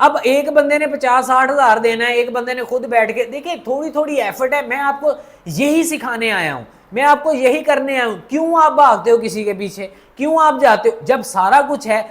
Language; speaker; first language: Urdu; non-native, local second language; Punjabi